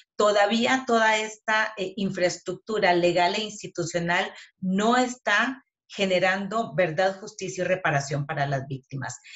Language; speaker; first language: Spanish; native; Spanish